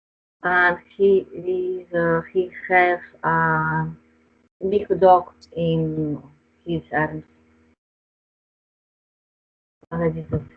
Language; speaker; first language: English; non-native, learner; Spanish